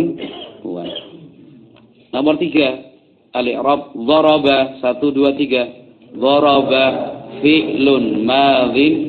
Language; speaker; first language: Arabic; non-native, fluent; Javanese